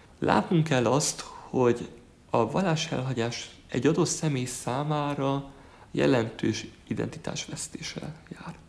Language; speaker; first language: Hungarian; native; Hungarian